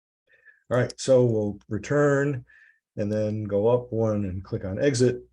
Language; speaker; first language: English; native; English